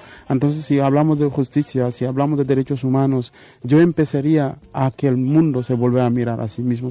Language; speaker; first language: Spanish; non-native, fluent; Wolof